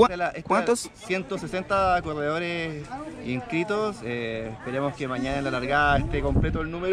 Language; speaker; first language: Spanish; native; Spanish